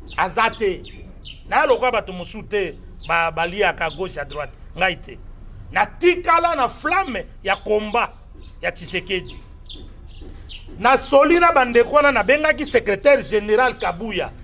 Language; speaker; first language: Lingala; native; Lingala